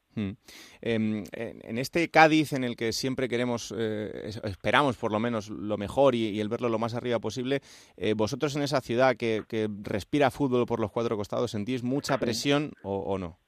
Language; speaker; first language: Spanish; native; Spanish